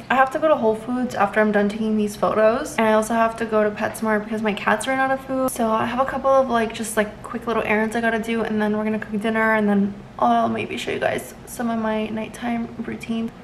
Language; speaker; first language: English; native; English